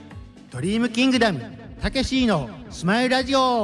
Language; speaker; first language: Japanese; native; Japanese